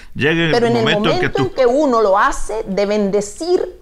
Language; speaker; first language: Spanish; native; Spanish